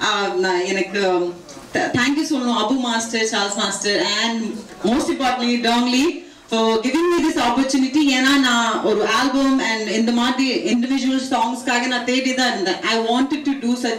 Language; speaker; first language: Tamil; non-native, local second language; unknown